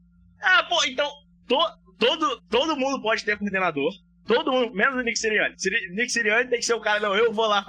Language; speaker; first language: Portuguese; native; Portuguese